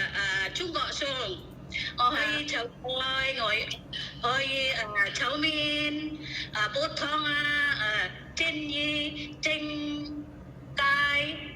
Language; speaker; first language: Cantonese; non-native, learner; Indonesian